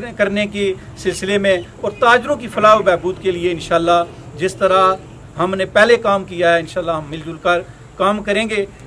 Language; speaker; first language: Urdu; non-native, local second language; Punjabi